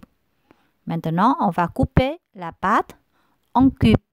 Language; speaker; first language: French; non-native, learner; Vietnamese